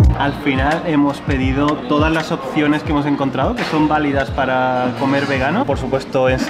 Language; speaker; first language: Spanish; native; Spanish